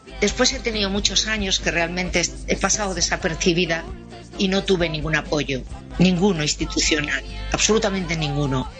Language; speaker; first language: Spanish; native; Spanish